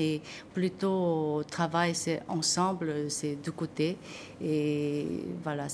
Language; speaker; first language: French; non-native, learner; Korean